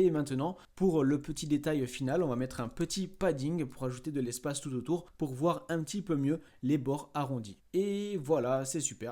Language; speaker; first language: French; native; French